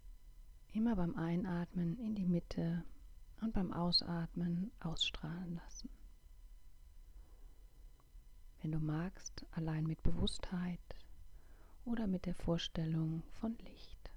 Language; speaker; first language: German; native; German